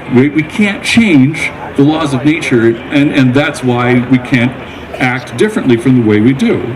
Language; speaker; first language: English; native; English